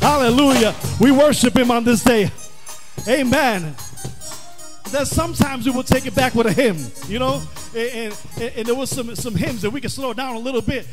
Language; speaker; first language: English; non-native, local second language; Spanish